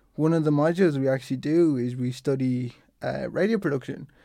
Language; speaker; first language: English; native; English